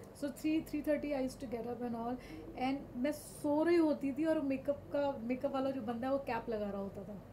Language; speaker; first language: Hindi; native; Hindi